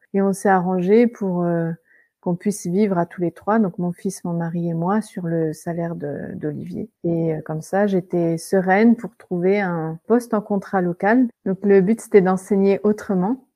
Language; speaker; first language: French; native; French